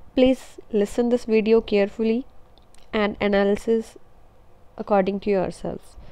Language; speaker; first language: English; non-native, local second language; Punjabi